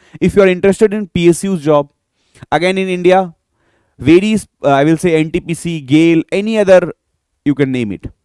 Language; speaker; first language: English; non-native, local second language; Hindi